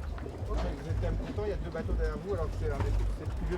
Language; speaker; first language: French; native; French